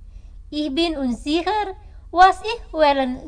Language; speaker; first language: German; non-native, learner; Indonesian